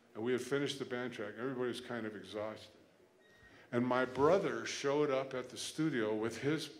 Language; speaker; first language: English; native; English